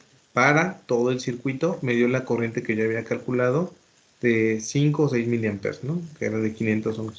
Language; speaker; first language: Spanish; native; Spanish